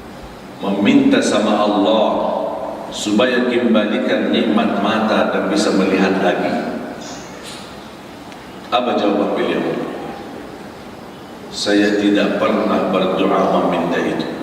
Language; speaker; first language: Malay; non-native, fluent; Arabic